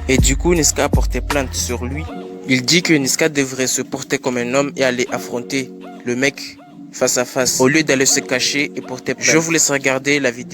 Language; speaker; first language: French; native; French